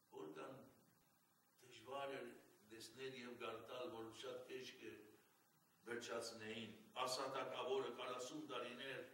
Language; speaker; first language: Armenian; early bilingual, heritage; Armenian